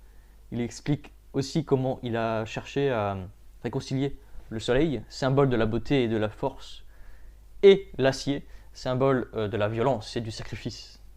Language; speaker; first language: French; native; French